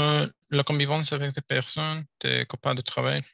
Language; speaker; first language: French; non-native, learner; Spanish